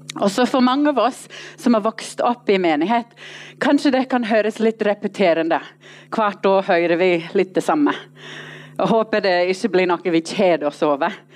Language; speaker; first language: Norwegian; non-native, fluent; English